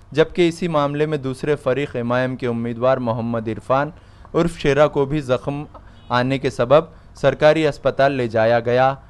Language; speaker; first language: Urdu; native; Urdu